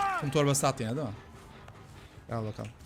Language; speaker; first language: Turkish; native; Turkish